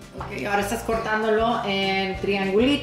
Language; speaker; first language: Spanish; native; Spanish